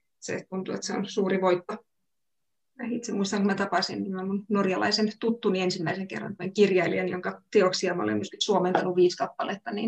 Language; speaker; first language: Finnish; native; Finnish